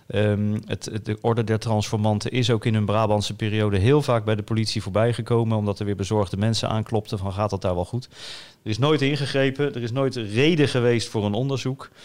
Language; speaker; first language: Dutch; native; Dutch